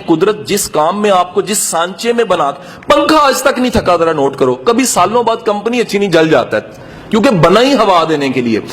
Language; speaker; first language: Urdu; native; Urdu